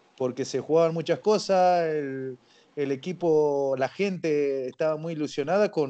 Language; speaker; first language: Spanish; native; Spanish